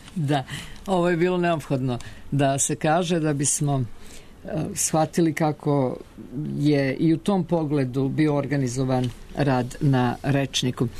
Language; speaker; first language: Serbian; native; Serbian